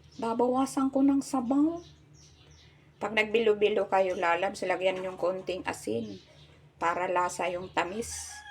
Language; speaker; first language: Filipino; non-native, local second language; Bikol